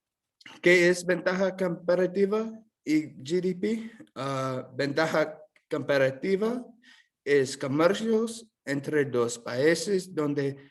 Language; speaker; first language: Spanish; non-native, learner; English